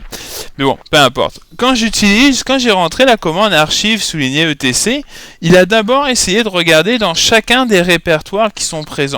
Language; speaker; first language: French; native; French